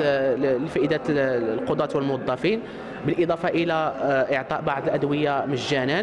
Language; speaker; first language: Arabic; native; Arabic